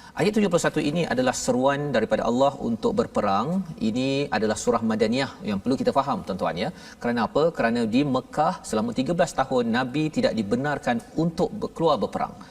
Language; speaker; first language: Malay; native; Malay